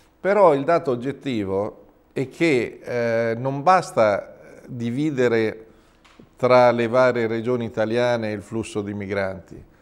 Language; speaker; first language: Italian; native; Italian